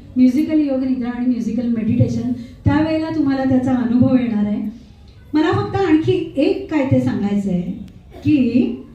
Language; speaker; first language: Marathi; native; Marathi